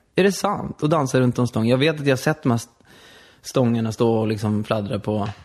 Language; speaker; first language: Swedish; native; Swedish